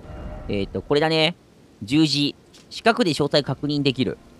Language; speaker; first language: Japanese; native; Japanese